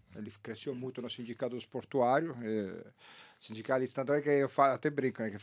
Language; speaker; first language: Portuguese; non-native, fluent; Italian